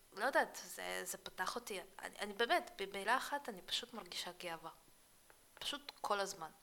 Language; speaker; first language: Hebrew; early bilingual, other home language; Russian